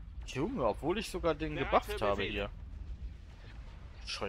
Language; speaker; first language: German; native; German